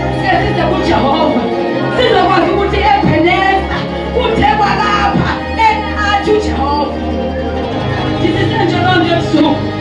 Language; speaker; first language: Zulu; non-native, local second language; Xhosa